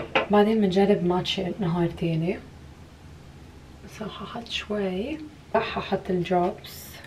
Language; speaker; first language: Arabic; early bilingual, heritage; Arabic